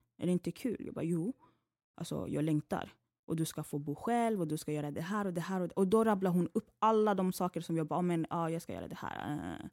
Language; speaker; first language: Swedish; early bilingual, other home language; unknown